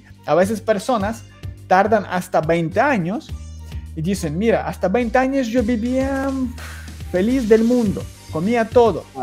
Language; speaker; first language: Spanish; non-native, learner; Ukrainian